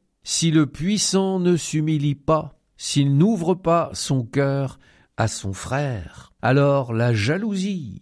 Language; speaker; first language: French; native; French